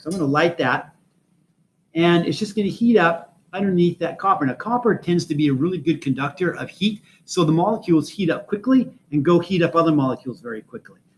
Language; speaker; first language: English; native; English